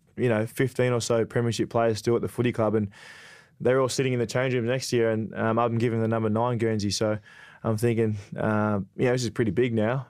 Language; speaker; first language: English; native; English